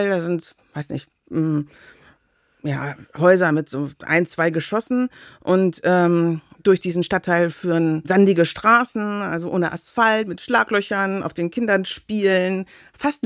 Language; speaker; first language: German; native; German